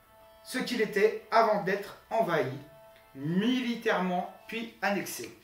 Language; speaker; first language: French; native; French